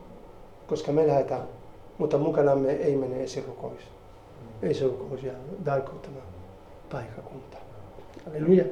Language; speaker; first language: Finnish; non-native, fluent; Spanish